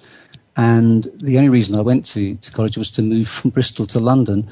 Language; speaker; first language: English; native; English